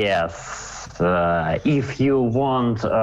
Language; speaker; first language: English; non-native, learner; Russian